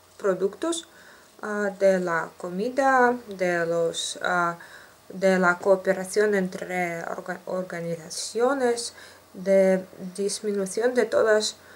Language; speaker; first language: Spanish; non-native, learner; Russian